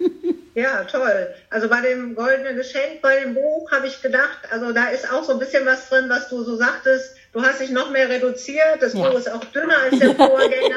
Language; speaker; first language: German; native; German